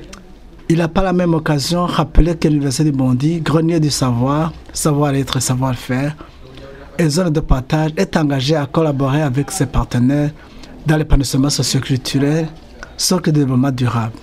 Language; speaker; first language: French; non-native, local second language; Rundi